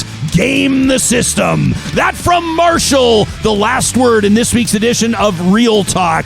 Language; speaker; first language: English; native; English